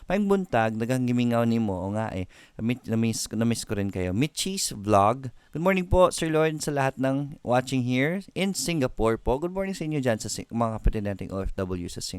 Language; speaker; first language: Filipino; native; Filipino